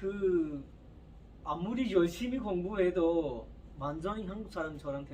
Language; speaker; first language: Korean; non-native, learner; Urdu